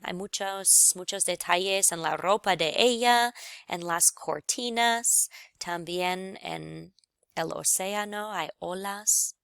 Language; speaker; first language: Spanish; non-native, fluent; English